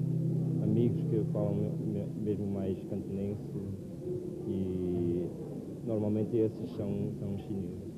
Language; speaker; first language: Portuguese; non-native, local second language; Cantonese